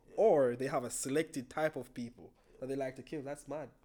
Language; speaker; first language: English; non-native, local second language; Jamaican Creole English